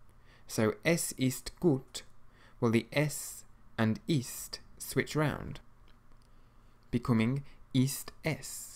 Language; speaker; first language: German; non-native, fluent; English